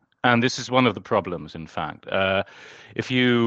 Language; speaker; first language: English; native; English